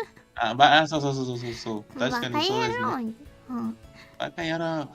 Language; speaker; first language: Japanese; non-native, learner; Spanish